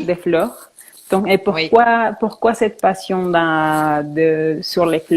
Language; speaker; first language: French; non-native, fluent; Spanish